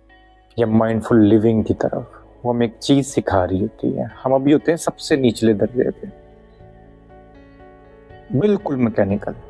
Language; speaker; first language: Hindi; non-native, local second language; Punjabi